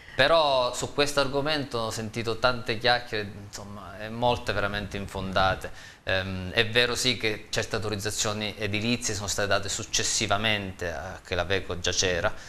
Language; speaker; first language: Italian; native; Italian